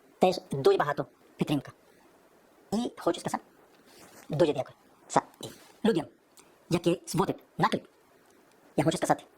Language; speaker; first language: Ukrainian; non-native, learner; Spanish